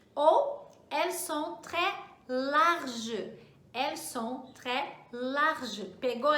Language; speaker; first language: French; non-native, fluent; Portuguese